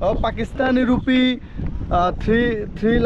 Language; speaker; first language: Hindi; non-native, learner; Bangla